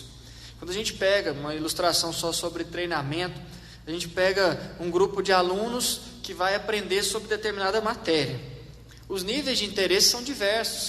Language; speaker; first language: Portuguese; native; Portuguese